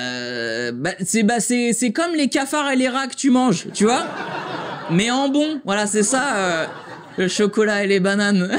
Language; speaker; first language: French; native; French